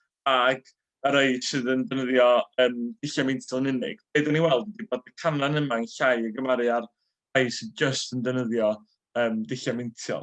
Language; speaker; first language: Welsh; native; Welsh